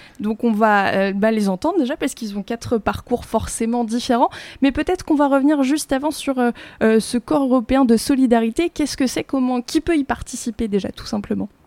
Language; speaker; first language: French; native; French